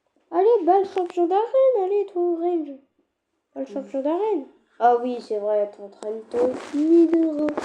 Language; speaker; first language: French; native; French